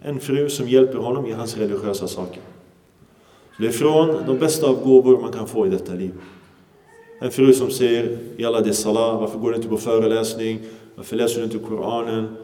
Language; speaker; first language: Swedish; early bilingual, other home language; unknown